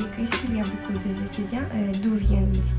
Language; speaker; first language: French; non-native, learner; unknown